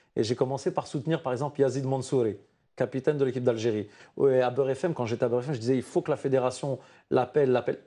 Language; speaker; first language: French; non-native, local second language; Arabic